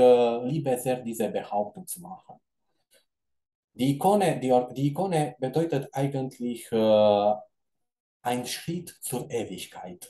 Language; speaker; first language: German; non-native, fluent; Romanian